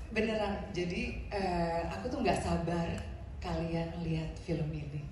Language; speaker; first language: Indonesian; native; Indonesian